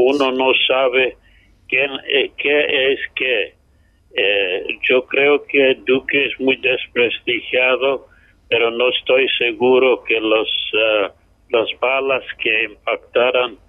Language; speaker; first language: Spanish; non-native, fluent; English